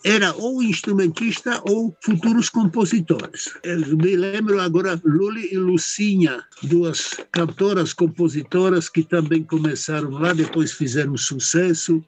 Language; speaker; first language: Portuguese; non-native, fluent; Czech